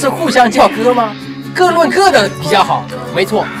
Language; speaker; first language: Chinese; native; Chinese